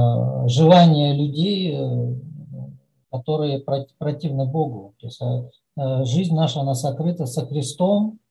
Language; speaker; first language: Russian; native; Russian